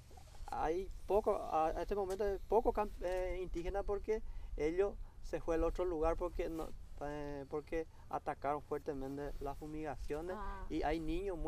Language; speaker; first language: Spanish; non-native, local second language; Guarani